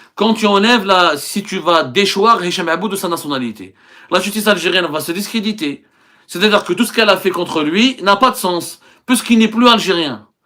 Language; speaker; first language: French; non-native, local second language; Arabic